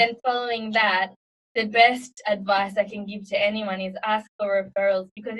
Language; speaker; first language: English; native; English